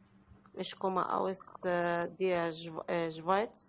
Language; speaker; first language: German; non-native, learner; Arabic